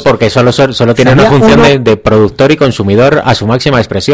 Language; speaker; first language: Spanish; native; Spanish